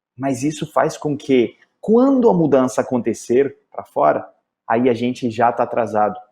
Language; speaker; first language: Portuguese; non-native, fluent; Italian